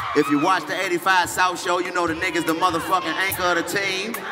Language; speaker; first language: English; native; English